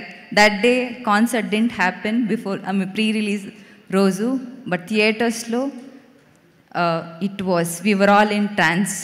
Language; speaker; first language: Telugu; non-native, fluent; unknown